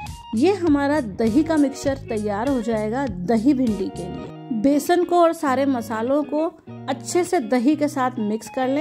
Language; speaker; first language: Hindi; native; Hindi